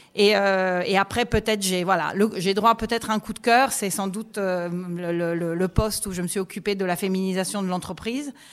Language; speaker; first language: French; non-native, fluent; Italian